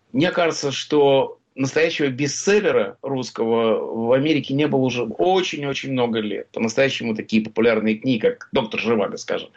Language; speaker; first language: Russian; native; Russian